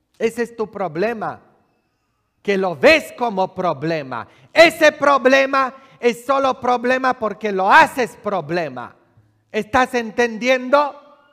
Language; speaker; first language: Spanish; non-native, fluent; Polish